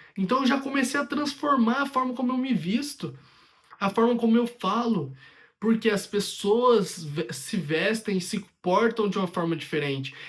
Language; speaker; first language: Portuguese; native; Portuguese